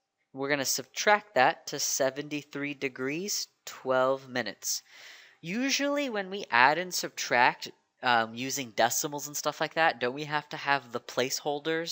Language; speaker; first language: English; native; English